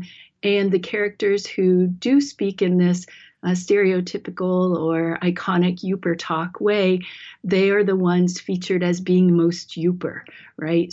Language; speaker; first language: English; native; English